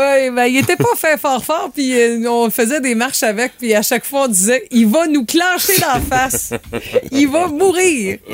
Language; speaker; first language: French; native; French